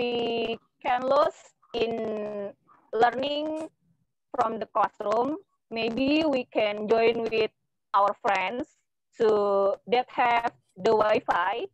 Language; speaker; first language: English; non-native, learner; Indonesian